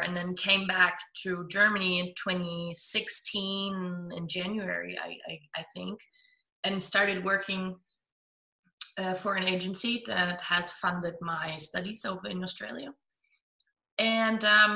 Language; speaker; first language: English; non-native, fluent; German